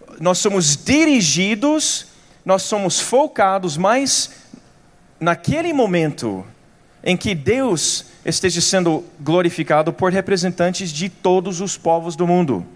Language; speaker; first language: Portuguese; non-native, fluent; English